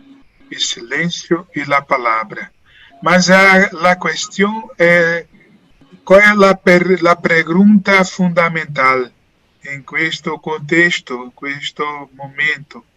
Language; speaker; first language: Spanish; non-native, learner; Portuguese